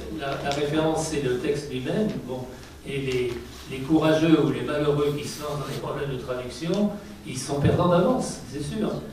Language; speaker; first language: French; native; French